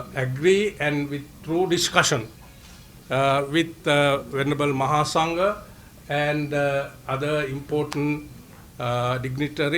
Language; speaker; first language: English; non-native, local second language; Sinhala